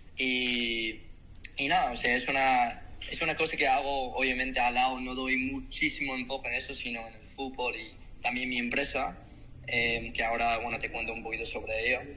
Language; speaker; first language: Spanish; non-native, fluent; Korean